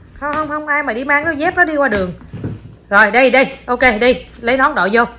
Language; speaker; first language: Vietnamese; native; Vietnamese